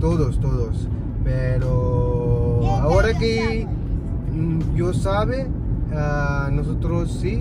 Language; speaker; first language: Spanish; non-native, learner; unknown